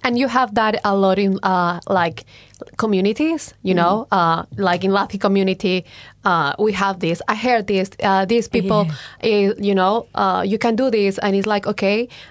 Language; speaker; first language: English; non-native, fluent; Spanish